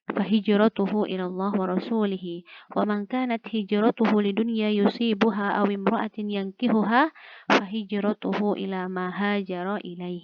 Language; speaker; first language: Arabic; non-native, fluent; Indonesian